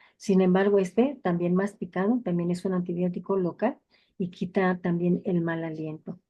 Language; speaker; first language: Spanish; native; Spanish